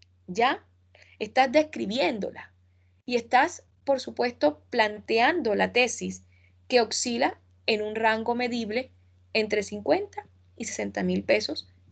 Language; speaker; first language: Spanish; native; Spanish